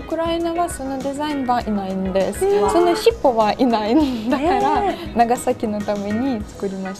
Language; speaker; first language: Japanese; non-native, learner; Ukrainian